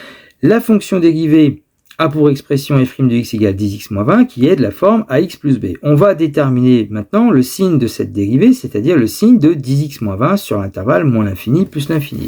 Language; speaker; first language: French; native; French